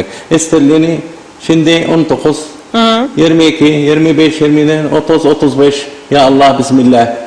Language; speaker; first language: Turkish; non-native, learner; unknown